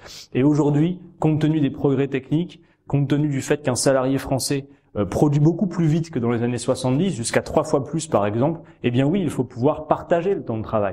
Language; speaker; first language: French; native; French